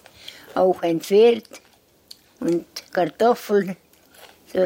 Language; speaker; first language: German; non-native, learner; Estonian